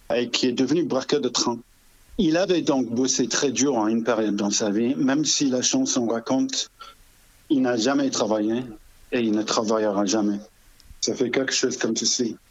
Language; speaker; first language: French; non-native, fluent; English